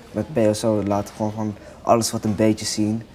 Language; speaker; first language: Dutch; native; Dutch